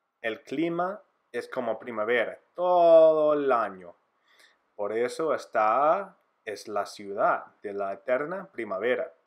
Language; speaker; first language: Spanish; non-native, fluent; English